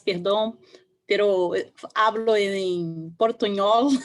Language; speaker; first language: Spanish; non-native, learner; Portuguese